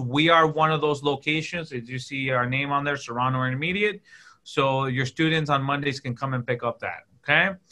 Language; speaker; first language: English; early bilingual, other home language; Spanish